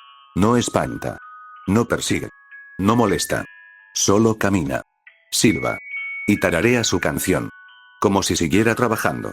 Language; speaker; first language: Spanish; native; Spanish